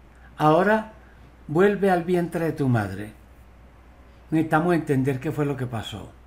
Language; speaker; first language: Spanish; native; Spanish